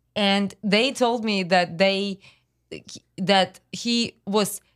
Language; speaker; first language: English; non-native, fluent; Russian